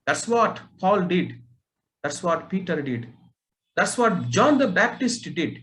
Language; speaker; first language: English; non-native, local second language; Telugu